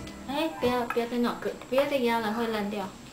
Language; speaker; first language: Chinese; early bilingual, heritage; Chinese